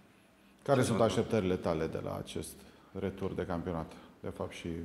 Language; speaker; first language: Romanian; native; Romanian